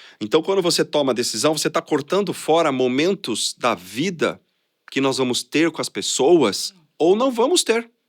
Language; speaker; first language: Portuguese; native; Portuguese